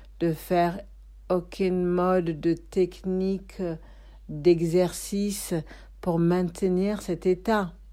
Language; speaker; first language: French; non-native, fluent; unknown